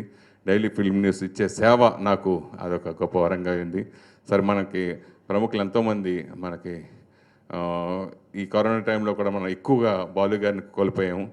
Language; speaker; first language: Telugu; native; Telugu